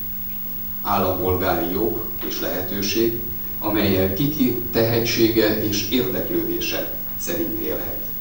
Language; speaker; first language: Hungarian; native; Hungarian